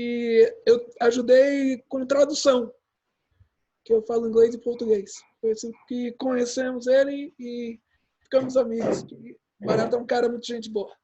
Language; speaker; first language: Portuguese; early bilingual, heritage; English